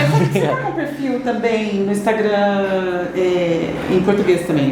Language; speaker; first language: Portuguese; native; Portuguese